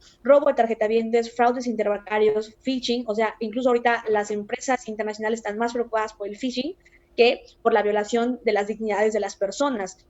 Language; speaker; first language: Spanish; native; Spanish